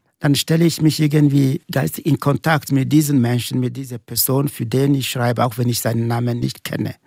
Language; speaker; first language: German; non-native, fluent; Igbo